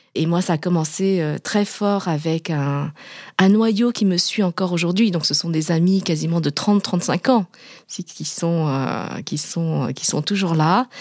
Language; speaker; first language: French; early bilingual, other home language; Vietnamese